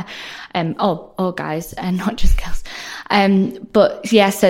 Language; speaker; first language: English; native; English